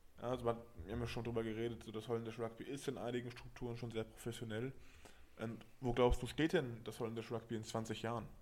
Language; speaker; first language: German; native; German